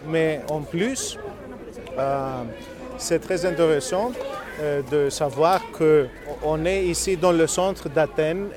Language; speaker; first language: French; non-native, learner; Greek